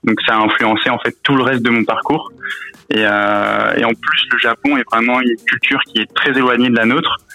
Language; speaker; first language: French; native; French